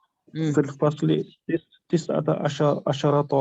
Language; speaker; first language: Arabic; non-native, learner; Urdu